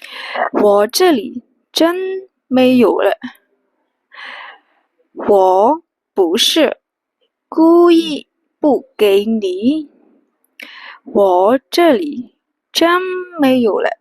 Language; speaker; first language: Chinese; non-native, fluent; Burmese